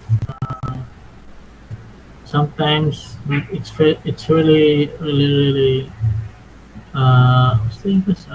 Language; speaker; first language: English; non-native, fluent; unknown